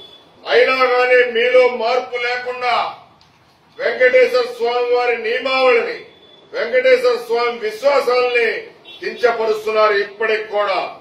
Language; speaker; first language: Telugu; native; Telugu